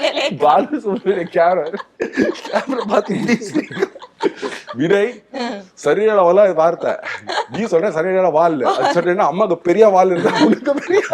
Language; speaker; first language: Tamil; non-native, local second language; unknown